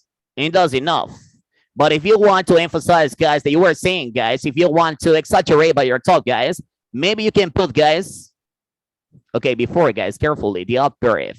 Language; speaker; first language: English; non-native, fluent; Spanish